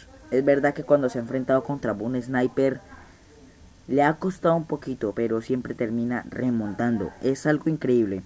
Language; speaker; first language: Spanish; native; Spanish